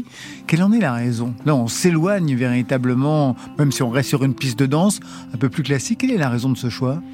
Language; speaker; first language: French; native; French